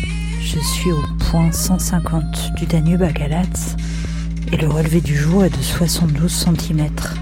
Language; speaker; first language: French; native; French